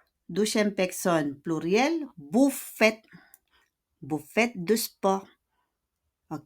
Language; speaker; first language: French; non-native, fluent; Filipino